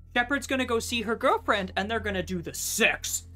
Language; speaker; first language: English; native; English